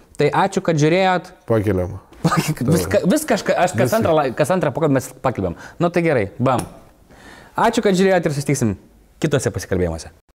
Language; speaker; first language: Lithuanian; native; Lithuanian